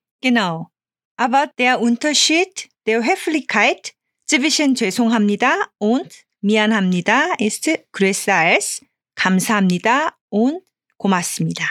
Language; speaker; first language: German; non-native, fluent; Korean